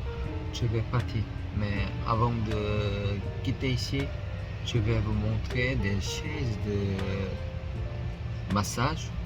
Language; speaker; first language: French; non-native, learner; Korean